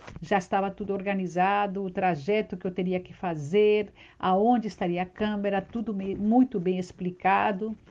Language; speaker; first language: Portuguese; non-native, fluent; Spanish